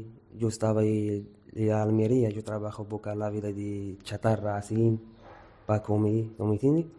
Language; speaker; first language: Spanish; non-native, learner; Arabic